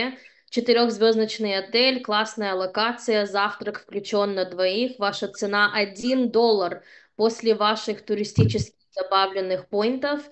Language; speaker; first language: Russian; early bilingual, heritage; Russian